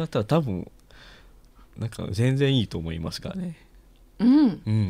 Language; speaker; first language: Japanese; non-native, learner; Malay